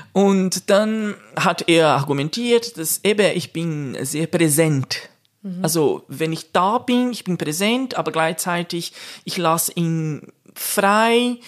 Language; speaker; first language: German; non-native, fluent; Portuguese